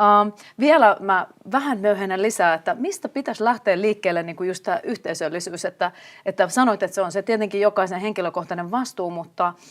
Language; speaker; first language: Finnish; native; Finnish